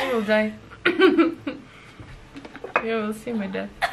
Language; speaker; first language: English; non-native, learner; Russian